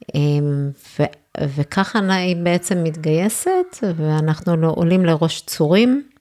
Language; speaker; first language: Hebrew; early bilingual, other home language; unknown